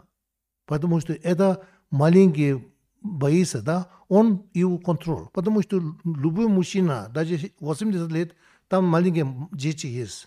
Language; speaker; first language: Russian; non-native, learner; Tibetan